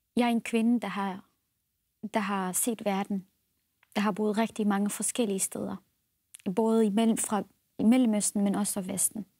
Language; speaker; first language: Danish; non-native, fluent; Central Kurdish